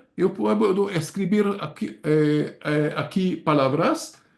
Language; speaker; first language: Spanish; non-native, learner; Hungarian